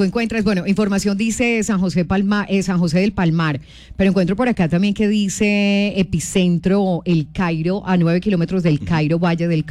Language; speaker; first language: Spanish; native; Spanish